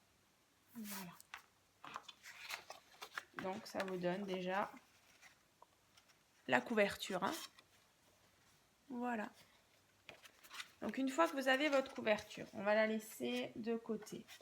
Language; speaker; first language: French; native; French